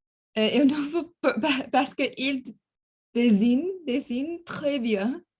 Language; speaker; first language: French; non-native, learner; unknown